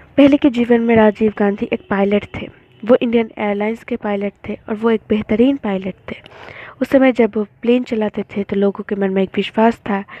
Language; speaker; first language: Hindi; non-native, local second language; Bangla